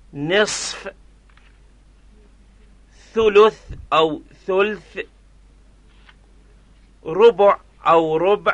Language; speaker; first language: Arabic; non-native, fluent; Persian